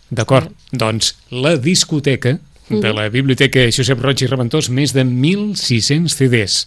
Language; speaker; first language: Catalan; native; Catalan